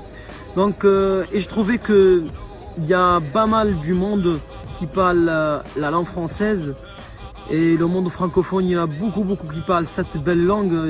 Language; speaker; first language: French; non-native, fluent; Arabic